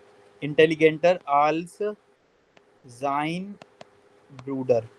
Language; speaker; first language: German; non-native, learner; Hindi